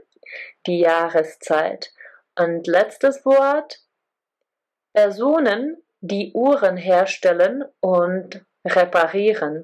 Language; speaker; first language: German; non-native, fluent; Czech